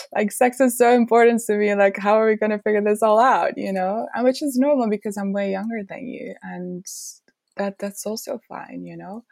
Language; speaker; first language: English; non-native, fluent; Dutch